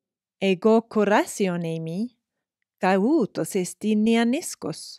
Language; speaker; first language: Greek; non-native, fluent; English